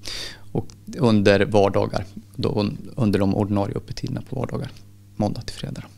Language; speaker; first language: Swedish; native; Swedish